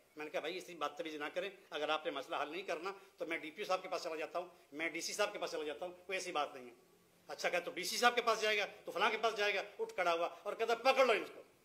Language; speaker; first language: Urdu; non-native, local second language; Punjabi